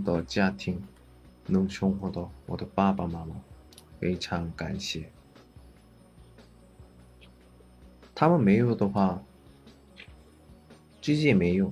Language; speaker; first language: Chinese; non-native, learner; Korean